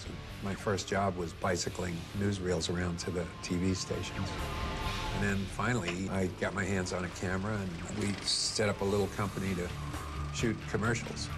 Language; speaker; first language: English; native; English